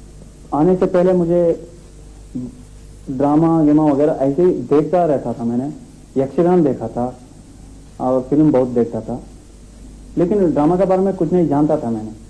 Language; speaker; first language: Hindi; non-native, local second language; Kannada